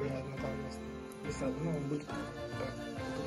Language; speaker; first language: Russian; non-native, learner; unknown